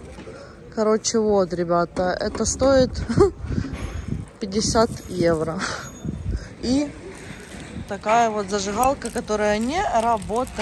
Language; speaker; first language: Russian; non-native, local second language; Ukrainian